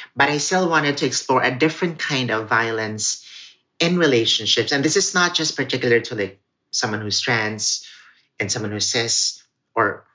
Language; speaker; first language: English; non-native, local second language; Cebuano